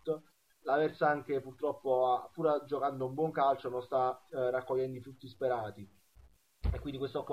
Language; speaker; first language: Italian; native; Italian